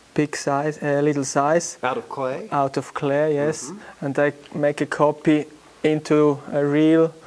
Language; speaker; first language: English; non-native, learner; German